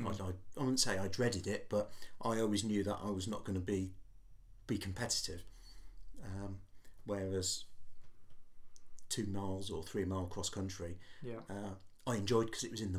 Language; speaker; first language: English; native; English